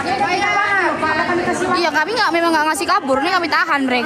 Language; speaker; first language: Indonesian; native; Indonesian